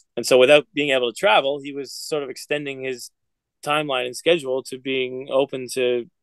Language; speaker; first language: English; native; English